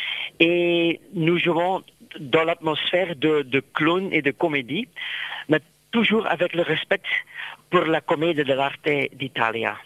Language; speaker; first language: French; non-native, local second language; Dutch